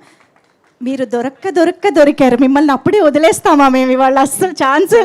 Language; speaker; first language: Telugu; native; Telugu